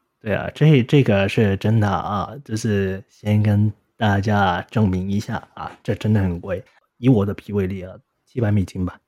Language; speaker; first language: Chinese; non-native, local second language; Cantonese